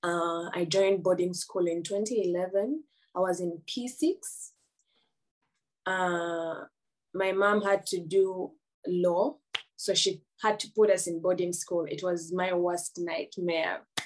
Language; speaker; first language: English; non-native, local second language; Ganda